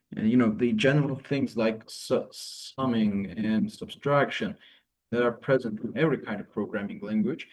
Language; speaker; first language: English; non-native, fluent; Turkish